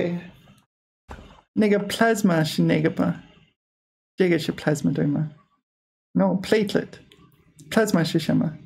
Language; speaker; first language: Chinese; non-native, learner; English